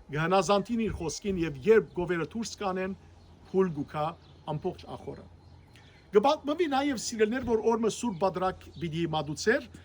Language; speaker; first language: Armenian; native; Armenian